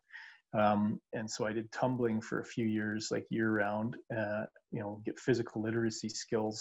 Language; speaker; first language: English; native; English